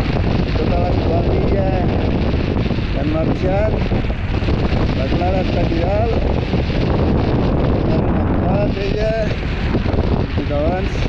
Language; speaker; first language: Catalan; native; Catalan